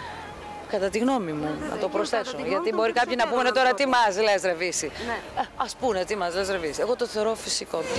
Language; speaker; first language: Greek; native; Greek